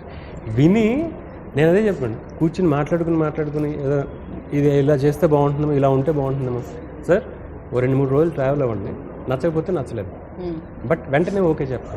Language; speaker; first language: Telugu; native; Telugu